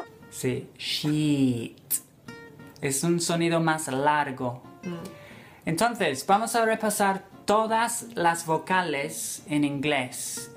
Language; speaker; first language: Spanish; non-native, fluent; English